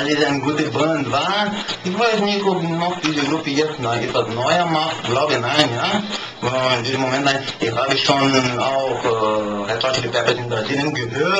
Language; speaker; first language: German; non-native, learner; Portuguese